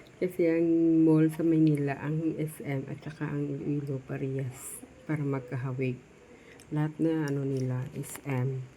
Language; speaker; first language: Filipino; non-native, local second language; Hiligaynon